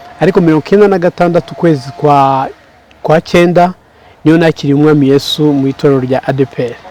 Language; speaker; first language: Kinyarwanda; early bilingual, heritage; Kinyarwanda